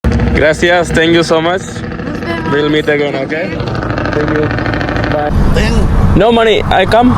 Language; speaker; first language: English; non-native, learner; Malayalam